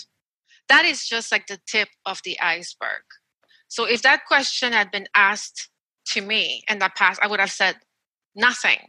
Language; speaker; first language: English; non-native, fluent; French